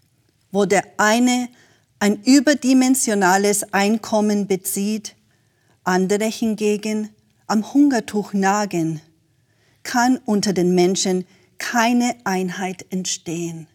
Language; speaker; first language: German; native; German